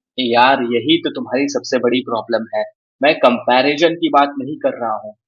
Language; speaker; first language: Hindi; native; Hindi